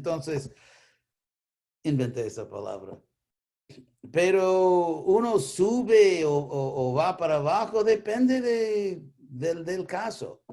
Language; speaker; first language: Spanish; non-native, fluent; English